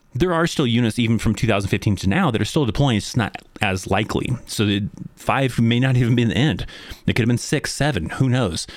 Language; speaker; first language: English; native; English